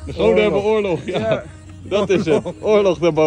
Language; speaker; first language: Dutch; native; Dutch